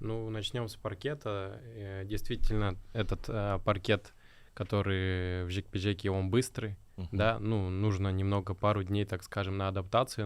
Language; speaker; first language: Russian; native; Russian